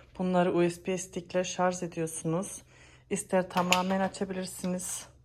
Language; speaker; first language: Turkish; early bilingual, heritage; Turkish